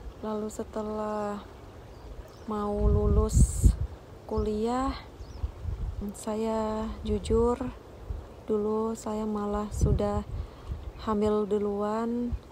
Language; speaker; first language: Indonesian; native; Indonesian